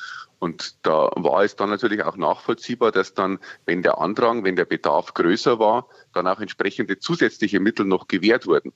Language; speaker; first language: German; native; German